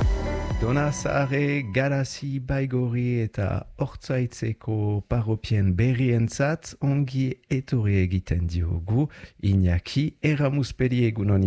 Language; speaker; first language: Basque; native; Basque